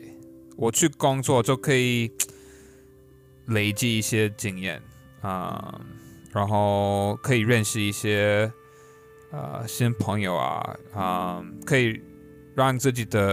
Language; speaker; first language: Chinese; non-native, fluent; English